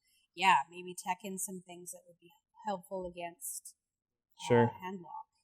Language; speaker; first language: English; native; English